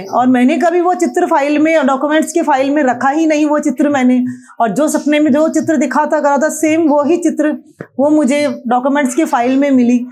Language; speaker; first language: Hindi; native; Hindi